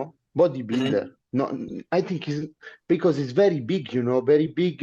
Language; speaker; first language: English; non-native, learner; Italian